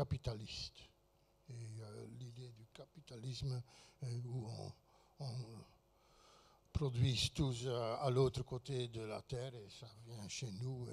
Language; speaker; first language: French; non-native, fluent; Dutch